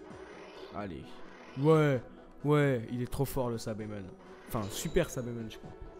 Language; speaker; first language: French; native; French